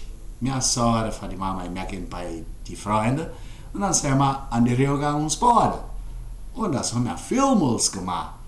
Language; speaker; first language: German; early bilingual, heritage; German